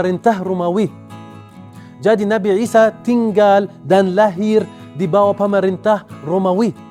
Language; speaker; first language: Indonesian; non-native, learner; Arabic